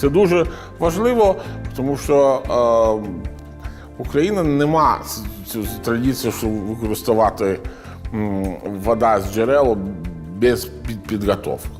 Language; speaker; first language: Ukrainian; non-native, learner; Italian